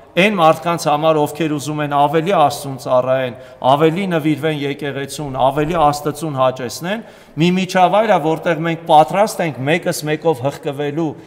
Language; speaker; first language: Armenian; native; Armenian